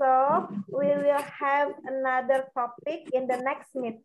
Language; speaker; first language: English; non-native, learner; Indonesian